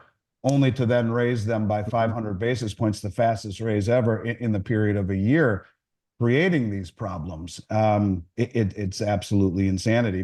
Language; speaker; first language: English; native; English